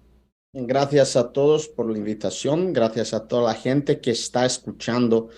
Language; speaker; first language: Spanish; non-native, fluent; Italian